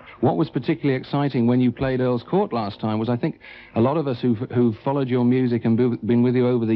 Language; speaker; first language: English; native; English